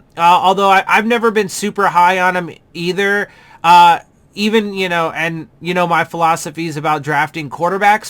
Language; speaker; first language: English; native; English